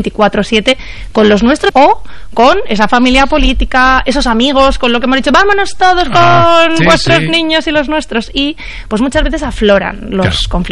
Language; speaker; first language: Spanish; native; Spanish